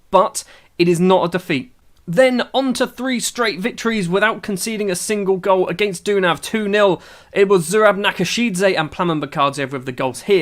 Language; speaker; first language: English; native; English